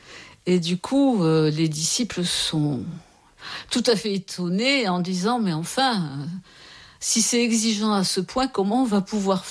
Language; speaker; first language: French; native; French